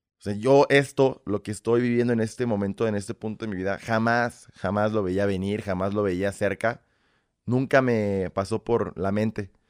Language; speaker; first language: Spanish; early bilingual, other home language; Russian